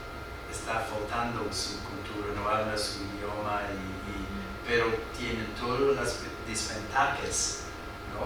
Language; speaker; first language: Spanish; non-native, fluent; English